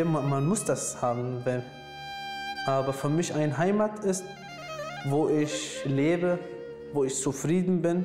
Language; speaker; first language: German; non-native, fluent; Arabic